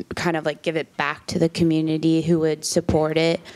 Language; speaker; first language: English; native; English